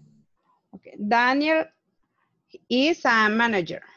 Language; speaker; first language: English; non-native, learner; Spanish